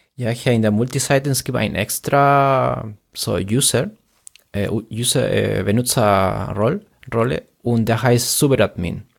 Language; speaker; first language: German; non-native, fluent; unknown